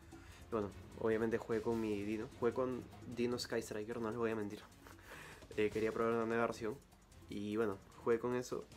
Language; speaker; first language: Spanish; native; Spanish